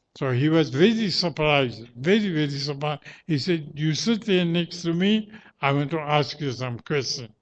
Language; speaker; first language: English; native; English